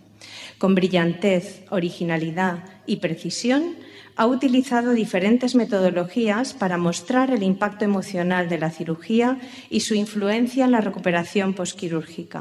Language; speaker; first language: Spanish; native; Spanish